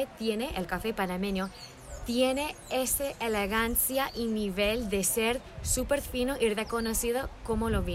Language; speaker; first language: Spanish; early bilingual, heritage; English